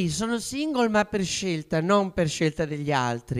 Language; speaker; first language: Italian; native; Italian